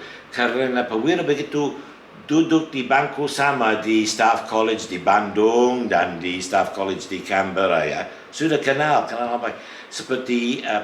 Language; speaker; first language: Indonesian; non-native, fluent; English